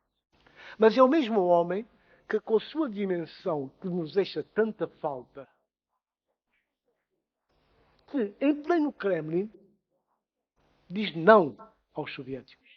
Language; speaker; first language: Portuguese; non-native, local second language; Upper Guinea Crioulo